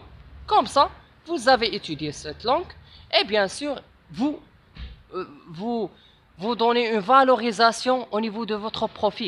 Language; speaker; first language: French; non-native, local second language; Arabic